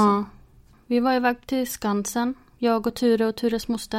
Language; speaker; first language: Swedish; native; Swedish